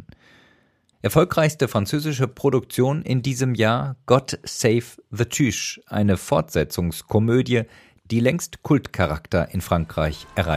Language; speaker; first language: German; native; German